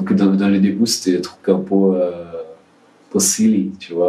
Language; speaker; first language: French; non-native, learner; Portuguese